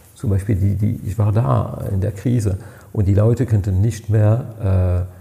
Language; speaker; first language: German; non-native, fluent; French